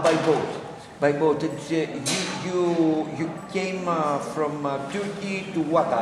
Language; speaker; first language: English; non-native, fluent; Greek